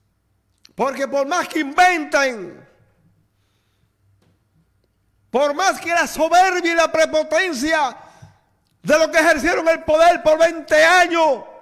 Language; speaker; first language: Spanish; native; Spanish